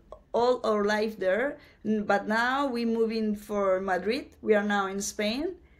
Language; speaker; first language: English; non-native, learner; Spanish